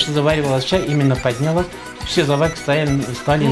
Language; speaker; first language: Russian; non-native, fluent; Azerbaijani